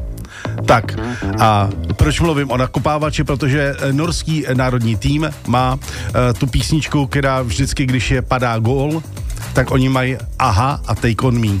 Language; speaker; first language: Czech; native; Czech